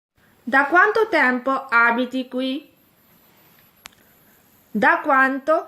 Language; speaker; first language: Italian; non-native, fluent; Urdu